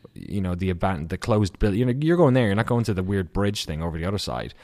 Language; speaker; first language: English; native; English